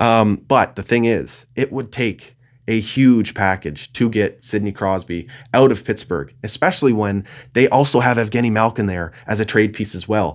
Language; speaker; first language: English; native; English